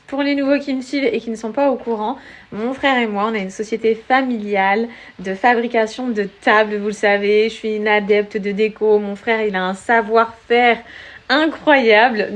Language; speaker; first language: French; native; French